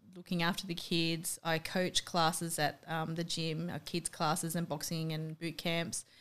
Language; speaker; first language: English; native; English